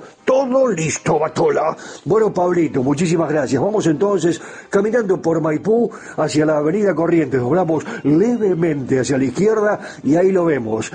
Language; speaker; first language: Spanish; native; Spanish